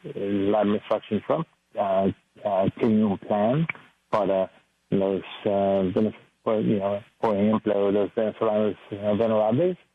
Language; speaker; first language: Spanish; non-native, learner; English